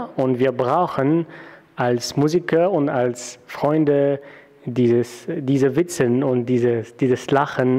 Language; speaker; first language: German; non-native, fluent; French